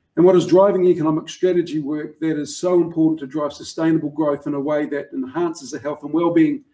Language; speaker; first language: English; native; English